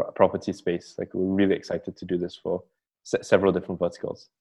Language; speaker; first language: English; native; English